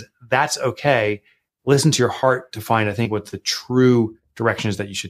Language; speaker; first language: English; native; English